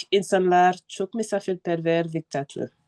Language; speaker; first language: Turkish; non-native, learner; French